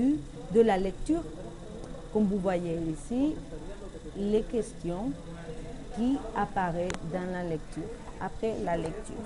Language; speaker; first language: French; non-native, learner; Spanish